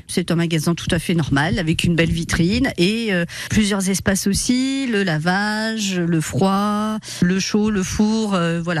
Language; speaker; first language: French; native; French